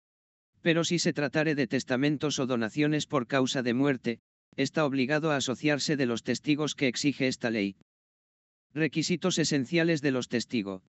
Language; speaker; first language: Spanish; native; Spanish